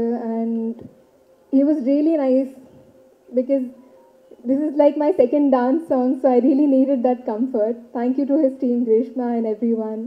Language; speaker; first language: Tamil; non-native, learner; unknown